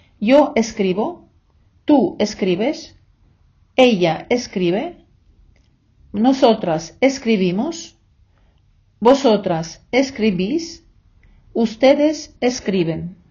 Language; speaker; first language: Spanish; non-native, fluent; Ukrainian